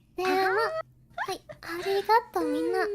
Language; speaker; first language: Japanese; non-native, learner; German